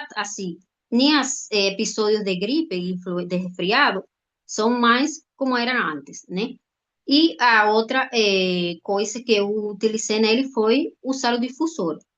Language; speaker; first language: Portuguese; non-native, fluent; Spanish